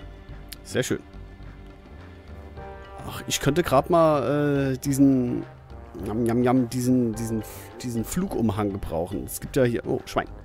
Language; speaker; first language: German; native; German